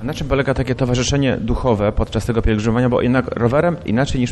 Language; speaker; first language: Polish; native; Polish